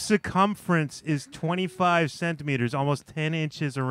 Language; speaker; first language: English; native; English